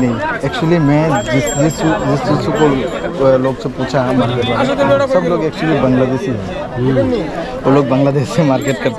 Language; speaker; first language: Hindi; non-native, local second language; Assamese